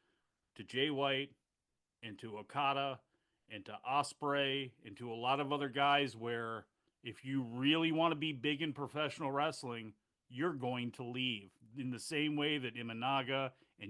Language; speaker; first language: English; native; English